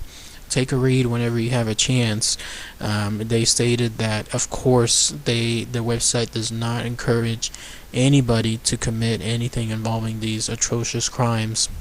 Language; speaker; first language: English; native; English